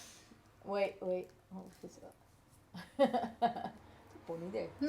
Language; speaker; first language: French; non-native, learner; English